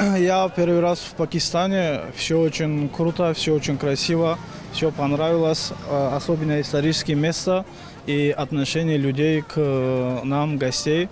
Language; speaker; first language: Russian; non-native, local second language; Tajik